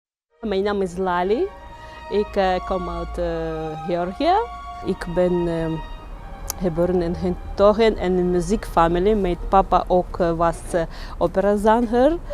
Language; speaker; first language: Dutch; non-native, learner; Georgian